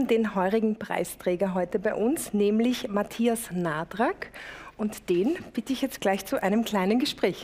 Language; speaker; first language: German; native; German